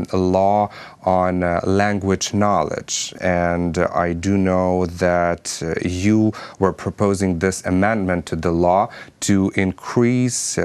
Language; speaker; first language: English; non-native, fluent; Ukrainian